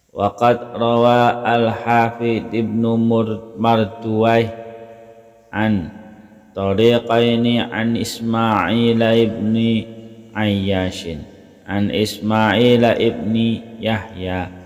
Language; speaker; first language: Arabic; non-native, fluent; Indonesian